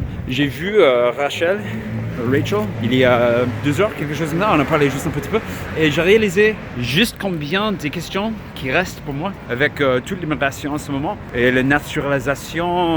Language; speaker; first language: French; non-native, fluent; English